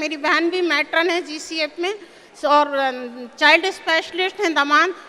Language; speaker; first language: Hindi; native; Hindi